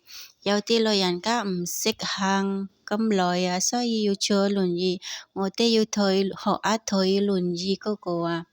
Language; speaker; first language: Cantonese; non-native, learner; Indonesian